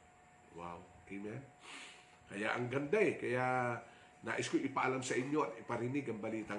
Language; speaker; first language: Filipino; native; Filipino